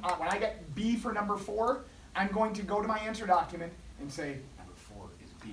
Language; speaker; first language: English; native; English